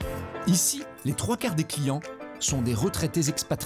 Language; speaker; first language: French; native; French